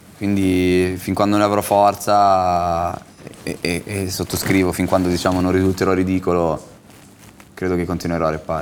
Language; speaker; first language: Italian; native; Italian